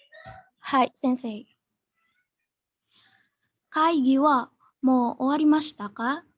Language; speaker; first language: Japanese; non-native, learner; Indonesian